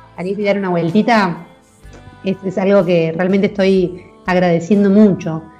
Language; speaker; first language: Spanish; native; Spanish